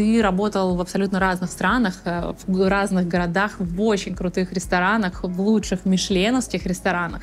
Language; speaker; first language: Russian; native; Russian